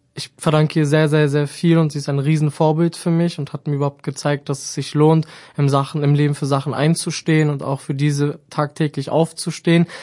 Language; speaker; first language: German; native; German